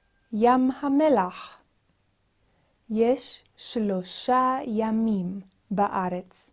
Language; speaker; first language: Hebrew; non-native, fluent; English